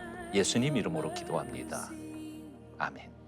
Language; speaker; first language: Korean; native; Korean